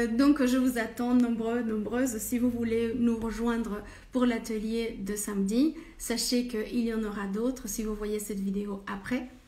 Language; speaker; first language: French; non-native, fluent; Spanish